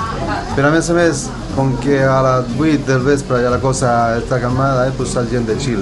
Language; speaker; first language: Catalan; non-native, learner; Spanish